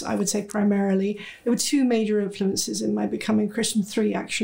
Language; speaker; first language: English; native; English